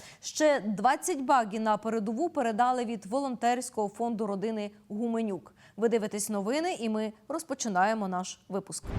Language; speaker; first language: Ukrainian; native; Ukrainian